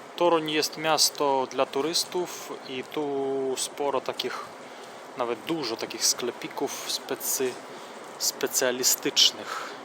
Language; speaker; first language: Polish; non-native, fluent; Russian